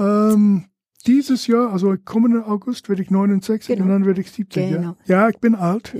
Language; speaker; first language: German; non-native, fluent; English